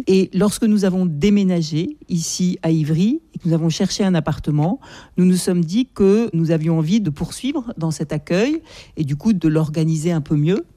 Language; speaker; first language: French; native; French